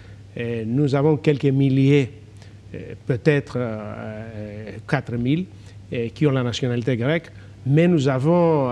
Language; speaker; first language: French; non-native, fluent; Greek